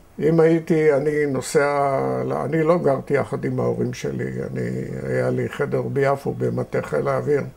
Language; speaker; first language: Hebrew; native; Hebrew